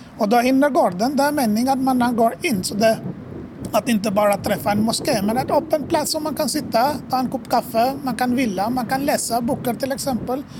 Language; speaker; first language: Swedish; non-native, fluent; Albanian